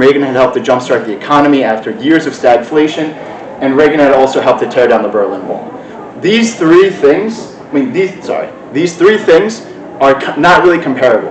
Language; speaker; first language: English; native; English